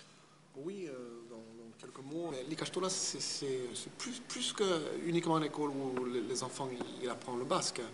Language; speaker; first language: French; early bilingual, heritage; English